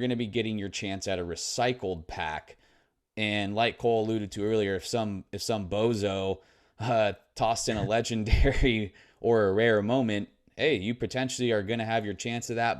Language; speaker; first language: English; native; English